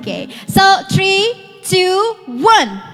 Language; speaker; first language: English; non-native, fluent; Indonesian